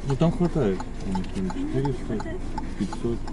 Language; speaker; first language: Russian; native; Russian